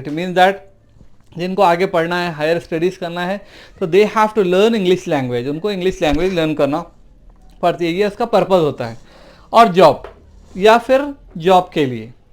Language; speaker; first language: Hindi; non-native, local second language; Urdu